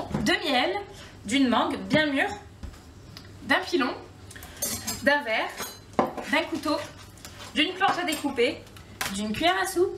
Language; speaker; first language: French; native; French